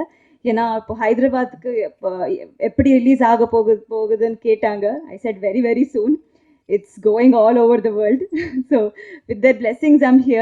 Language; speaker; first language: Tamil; non-native, learner; Telugu